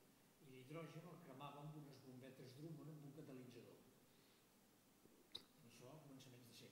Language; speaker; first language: Catalan; native; Catalan